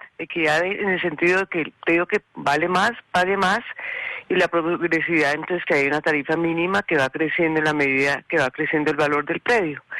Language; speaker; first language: Spanish; native; Spanish